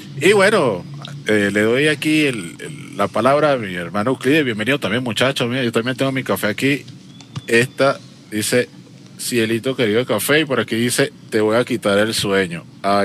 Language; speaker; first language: Spanish; native; Spanish